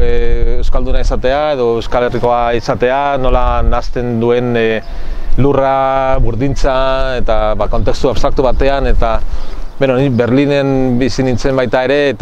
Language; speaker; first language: Basque; non-native, local second language; Spanish